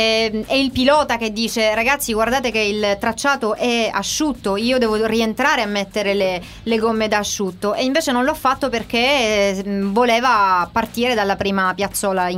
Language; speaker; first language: Italian; native; Italian